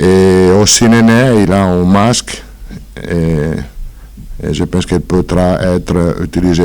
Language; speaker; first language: French; non-native, fluent; Italian